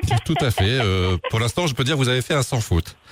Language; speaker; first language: French; native; French